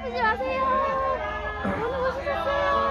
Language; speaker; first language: Korean; non-native, learner; Chinese